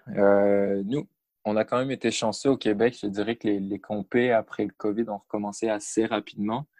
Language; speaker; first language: French; native; French